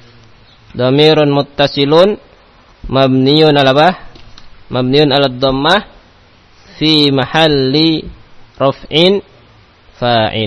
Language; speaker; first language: Arabic; non-native, fluent; Indonesian